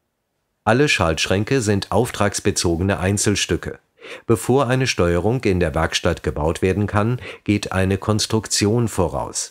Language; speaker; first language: German; native; German